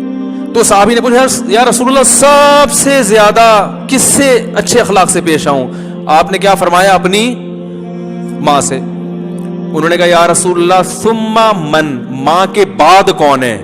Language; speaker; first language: Urdu; native; Urdu